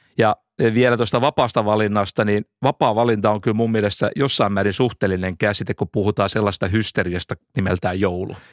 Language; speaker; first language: Finnish; native; Finnish